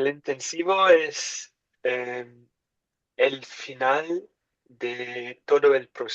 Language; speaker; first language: Spanish; non-native, learner; English